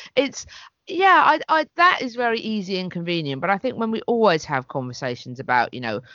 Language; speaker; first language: English; native; English